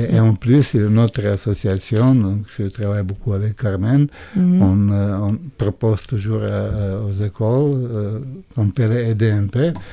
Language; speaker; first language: French; non-native, fluent; Croatian